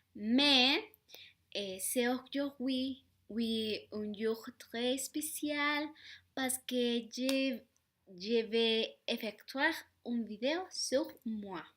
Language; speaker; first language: French; non-native, learner; Spanish